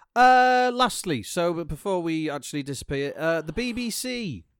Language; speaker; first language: English; native; English